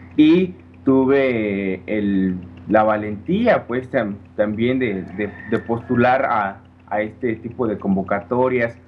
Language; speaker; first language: Spanish; native; Spanish